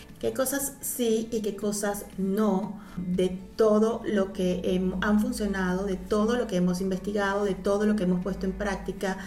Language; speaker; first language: Spanish; native; Spanish